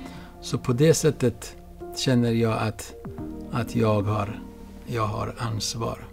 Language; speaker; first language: Swedish; non-native, fluent; Baluchi